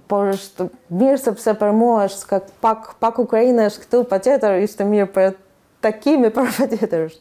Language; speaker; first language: Albanian; non-native, learner; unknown